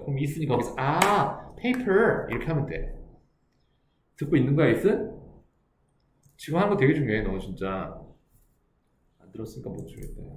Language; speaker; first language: Korean; native; Korean